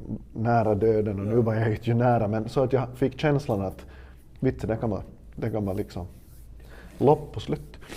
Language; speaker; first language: Swedish; native; Swedish